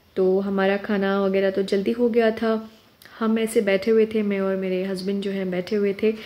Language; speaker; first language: Hindi; non-native, local second language; Urdu